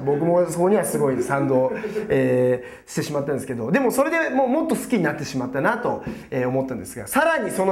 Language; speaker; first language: Japanese; native; Japanese